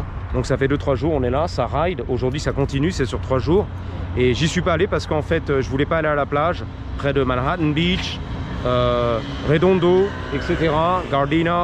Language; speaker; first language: French; native; French